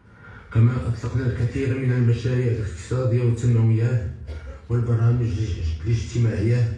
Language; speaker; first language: Arabic; native; Arabic